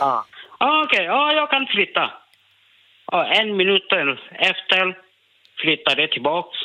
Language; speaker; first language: Swedish; non-native, learner; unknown